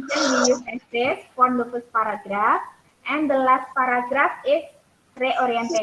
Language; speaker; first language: English; non-native, learner; Indonesian